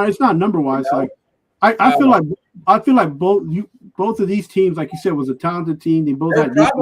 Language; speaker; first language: English; native; English